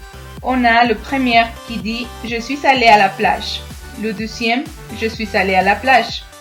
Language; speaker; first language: French; non-native, fluent; Spanish